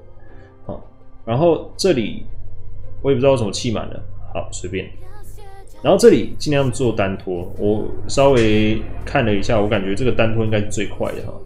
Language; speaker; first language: Chinese; native; Chinese